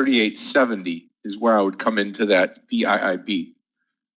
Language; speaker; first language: English; native; English